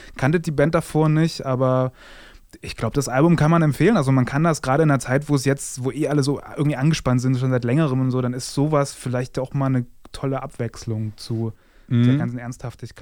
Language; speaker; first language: German; native; German